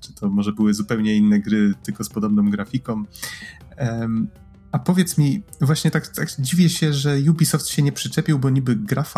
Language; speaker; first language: Polish; native; Polish